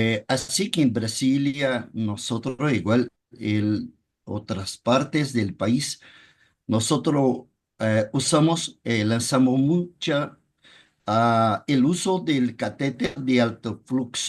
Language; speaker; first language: Spanish; non-native, learner; Portuguese